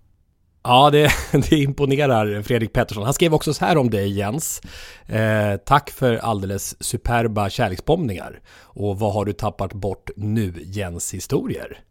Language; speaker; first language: Swedish; native; Swedish